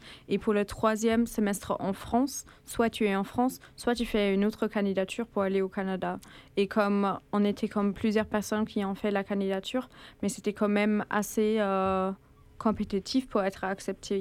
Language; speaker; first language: French; non-native, fluent; German